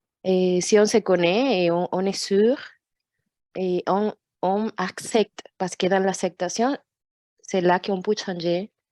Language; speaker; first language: French; non-native, fluent; Portuguese